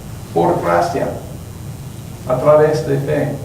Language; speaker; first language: Spanish; non-native, learner; English